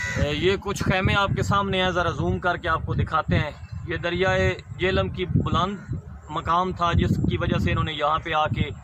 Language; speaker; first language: Urdu; non-native, local second language; Punjabi